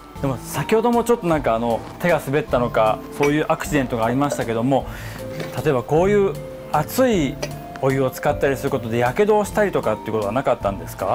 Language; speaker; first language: Japanese; native; Japanese